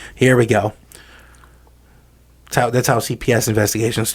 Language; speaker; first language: English; native; English